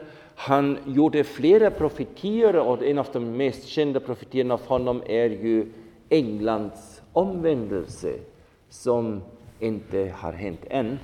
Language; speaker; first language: Swedish; non-native, fluent; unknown